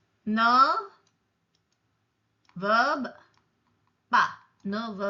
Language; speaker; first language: French; non-native, fluent; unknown